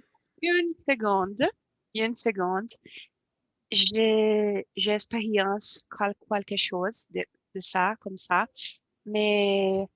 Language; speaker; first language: French; non-native, learner; Portuguese